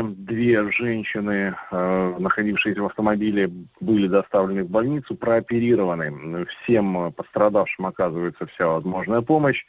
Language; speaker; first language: Russian; native; Russian